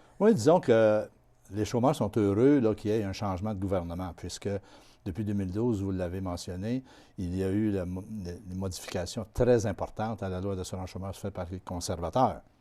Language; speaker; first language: French; native; French